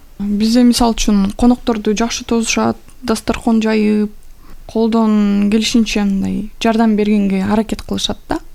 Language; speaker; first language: Kyrgyz; non-native, local second language; Russian